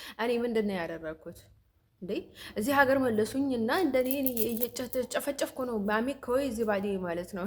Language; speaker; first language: Amharic; native; Amharic